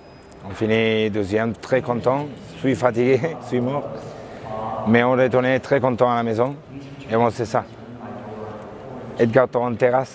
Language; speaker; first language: French; non-native, learner; Spanish